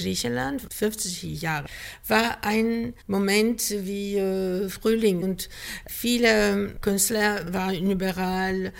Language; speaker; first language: German; non-native, fluent; Greek